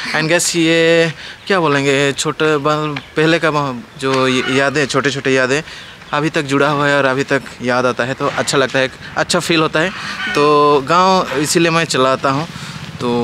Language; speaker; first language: Hindi; non-native, local second language; Sadri